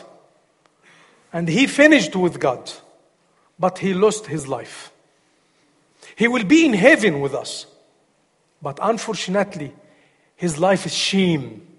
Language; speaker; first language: English; non-native, learner; Arabic